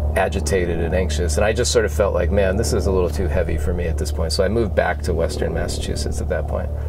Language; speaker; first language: English; native; English